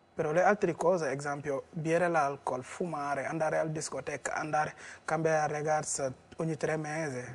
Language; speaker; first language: Italian; non-native, fluent; Wolof